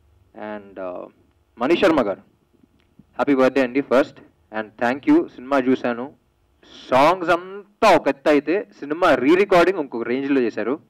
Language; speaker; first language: Telugu; native; Telugu